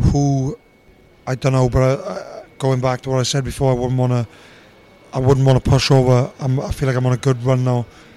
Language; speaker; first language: English; native; English